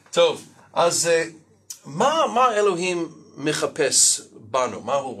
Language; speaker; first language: Hebrew; non-native, fluent; English